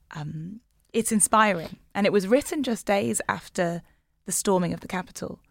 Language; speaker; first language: English; native; English